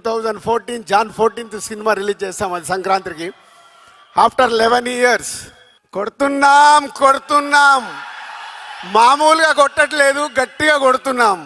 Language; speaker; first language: Telugu; native; Telugu